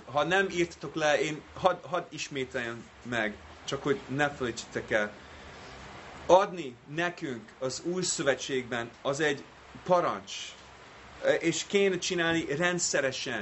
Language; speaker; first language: Hungarian; non-native, fluent; English